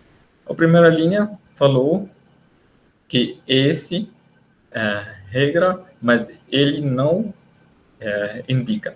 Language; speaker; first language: Portuguese; non-native, learner; Arabic